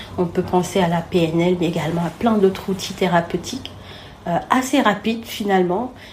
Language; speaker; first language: French; non-native, local second language; Wolof